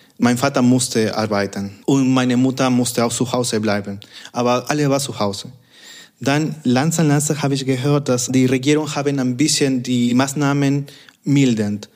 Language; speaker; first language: German; non-native, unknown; Spanish